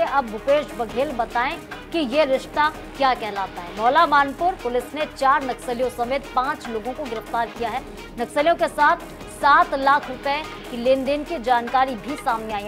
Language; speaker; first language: Hindi; native; Hindi